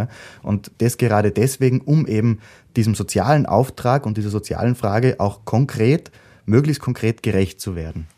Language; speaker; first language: German; native; German